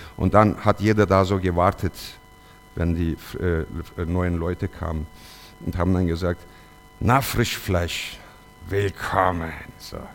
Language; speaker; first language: German; early bilingual, other home language; Turkish